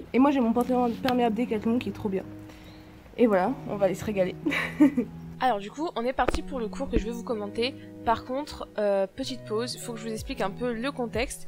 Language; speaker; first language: French; native; French